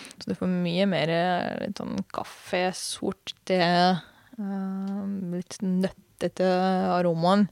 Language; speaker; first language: Norwegian; non-native, fluent; Hungarian